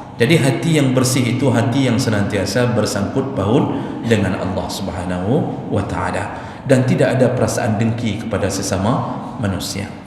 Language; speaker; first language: Malay; non-native, local second language; Achinese